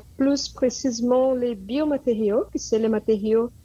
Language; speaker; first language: French; non-native, fluent; Portuguese